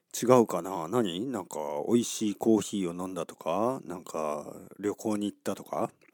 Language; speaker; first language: Japanese; native; Japanese